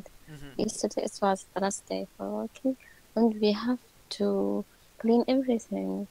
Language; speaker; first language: English; non-native, learner; Arabic